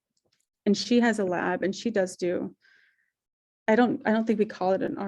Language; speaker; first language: English; native; English